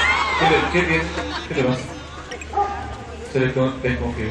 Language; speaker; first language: Spanish; native; Spanish